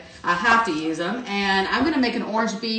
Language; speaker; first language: English; native; English